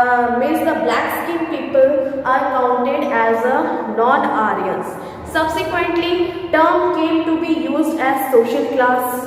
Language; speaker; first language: English; non-native, local second language; Hindi